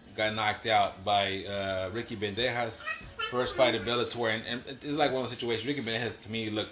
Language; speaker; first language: English; early bilingual, other home language; Spanish